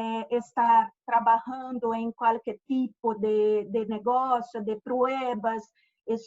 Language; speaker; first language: Spanish; non-native, fluent; Portuguese